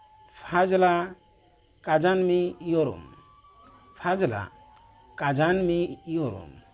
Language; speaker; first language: Turkish; non-native, learner; Bangla